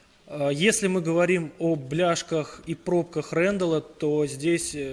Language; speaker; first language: Russian; native; Russian